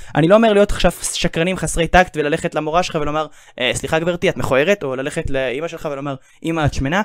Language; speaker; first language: Hebrew; native; Hebrew